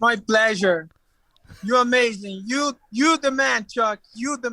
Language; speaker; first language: English; non-native, learner; Portuguese